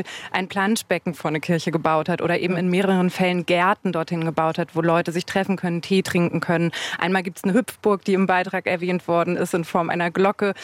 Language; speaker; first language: German; native; German